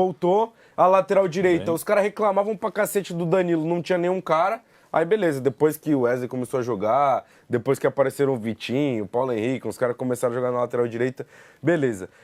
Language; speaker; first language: Portuguese; native; Portuguese